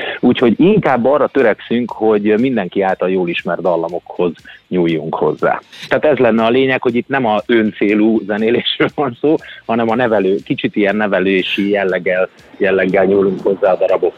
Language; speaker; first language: Hungarian; native; Hungarian